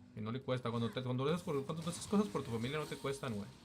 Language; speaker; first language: Spanish; early bilingual, heritage; Spanish